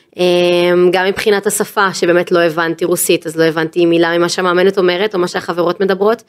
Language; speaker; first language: Hebrew; native; Hebrew